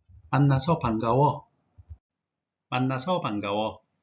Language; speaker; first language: Korean; native; Korean